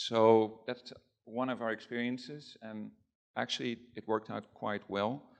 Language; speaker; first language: English; non-native, fluent; Dutch